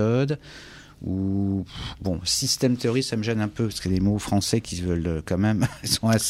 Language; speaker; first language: French; native; French